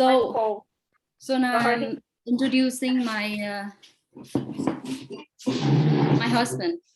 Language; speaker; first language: English; non-native, fluent; Vietnamese